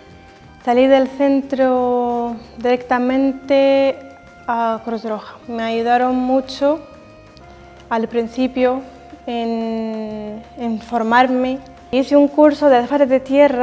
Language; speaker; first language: Spanish; non-native, fluent; Arabic